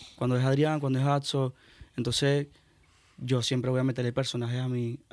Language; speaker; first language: Spanish; native; Spanish